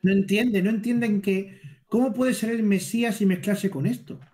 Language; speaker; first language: Spanish; native; Spanish